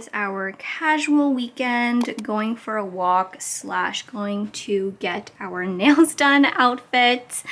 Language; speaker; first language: English; native; English